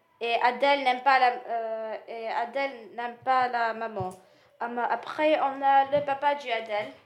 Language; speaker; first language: French; non-native, learner; English